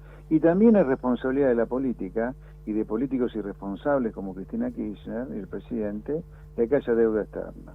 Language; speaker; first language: Spanish; native; Spanish